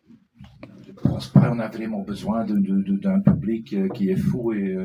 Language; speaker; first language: French; non-native, fluent; Dutch